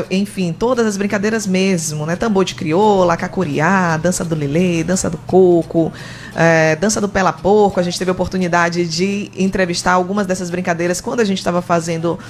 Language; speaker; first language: Portuguese; native; Portuguese